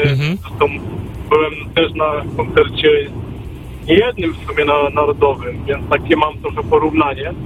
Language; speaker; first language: Polish; native; Polish